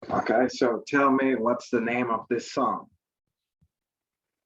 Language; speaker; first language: English; non-native, fluent; Spanish